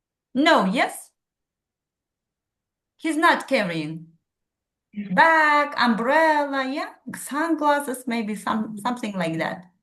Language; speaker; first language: English; non-native, fluent; Kazakh